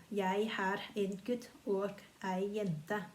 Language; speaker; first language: Norwegian; non-native, fluent; Thai